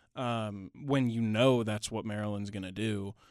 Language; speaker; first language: English; native; English